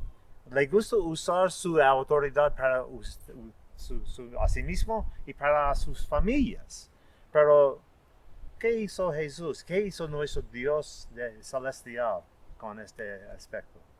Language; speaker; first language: Spanish; non-native, fluent; English